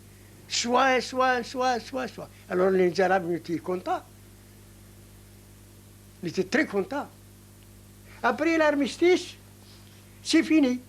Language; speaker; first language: French; non-native, learner; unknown